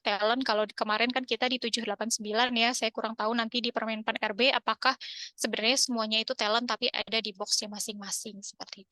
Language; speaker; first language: Indonesian; native; Indonesian